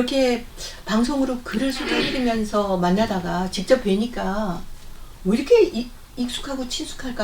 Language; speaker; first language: Korean; native; Korean